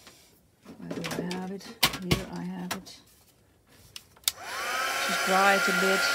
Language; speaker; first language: English; non-native, fluent; Dutch